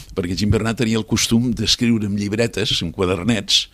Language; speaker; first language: Catalan; native; Catalan